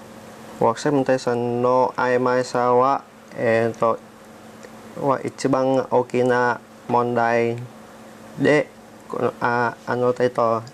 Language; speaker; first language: Japanese; non-native, learner; Vietnamese